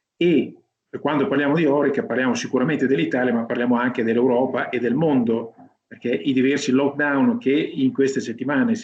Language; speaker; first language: Italian; native; Italian